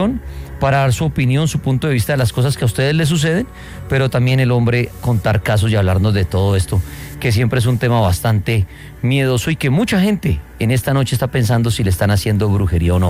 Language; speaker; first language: Spanish; native; Spanish